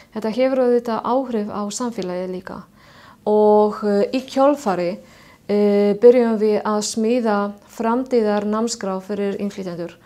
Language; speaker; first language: Icelandic; non-native, fluent; Polish